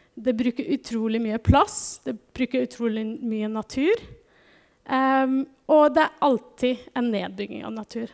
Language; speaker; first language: Norwegian; non-native, fluent; German